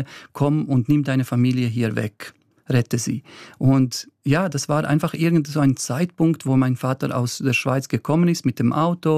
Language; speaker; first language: German; early bilingual, other home language; Bosnian